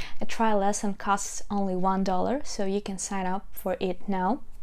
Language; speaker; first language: English; non-native, fluent; Ukrainian